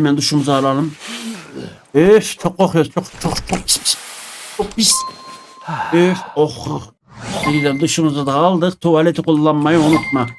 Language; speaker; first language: Turkish; native; Turkish